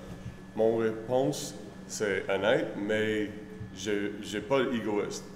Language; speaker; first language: French; non-native, learner; English